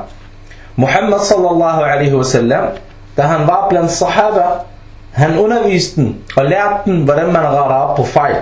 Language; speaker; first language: Danish; early bilingual, other home language; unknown